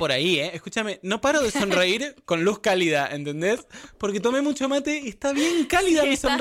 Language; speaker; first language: Spanish; native; Spanish